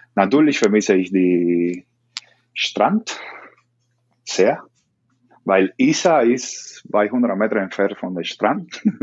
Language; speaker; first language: German; non-native, learner; Spanish